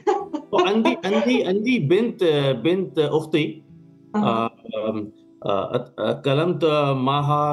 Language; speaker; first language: Arabic; non-native, learner; Urdu